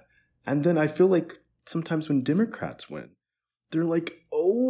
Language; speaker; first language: English; native; English